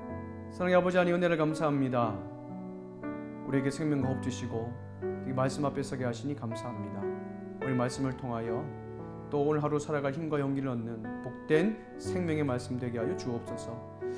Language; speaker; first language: Korean; native; Korean